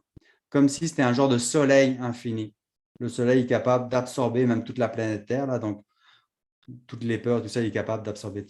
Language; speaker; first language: French; native; French